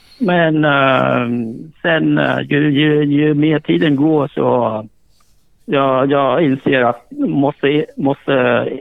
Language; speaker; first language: Swedish; early bilingual, other home language; Vietnamese